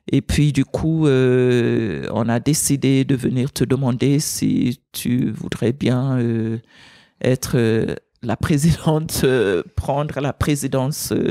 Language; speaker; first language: French; non-native, fluent; English